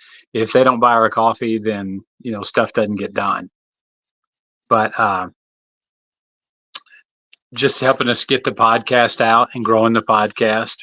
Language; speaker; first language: English; native; English